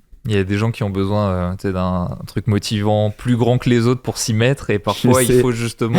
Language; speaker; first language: French; native; French